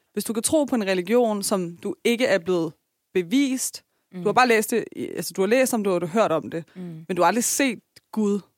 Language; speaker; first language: Danish; early bilingual, other home language; Persian